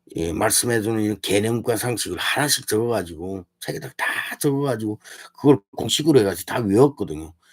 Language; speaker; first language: Korean; early bilingual, heritage; Korean